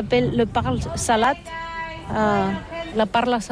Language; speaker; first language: French; non-native, learner; Catalan